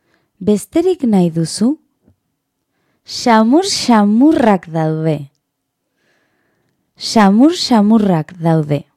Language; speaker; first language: Basque; non-native, learner; Spanish